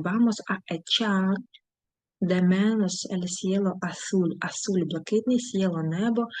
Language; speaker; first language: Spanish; non-native, fluent; Ukrainian